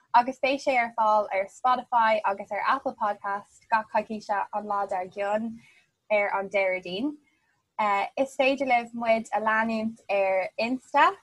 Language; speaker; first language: Irish; non-native, local second language; English